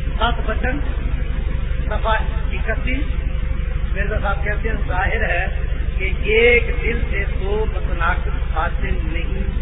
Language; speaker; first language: Urdu; non-native, local second language; Punjabi